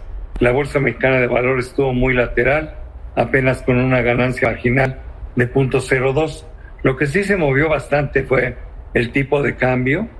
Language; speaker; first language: Spanish; native; Spanish